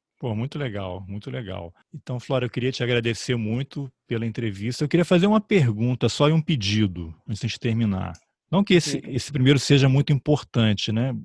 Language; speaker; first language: Portuguese; native; Portuguese